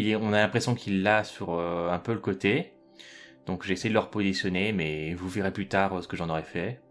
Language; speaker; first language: French; native; French